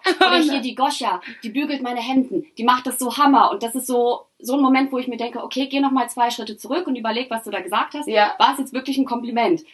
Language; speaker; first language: German; early bilingual, other home language; Polish